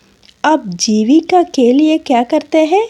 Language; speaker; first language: Hindi; non-native, local second language; Telugu